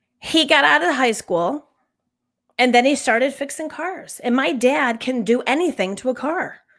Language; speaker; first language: English; native; English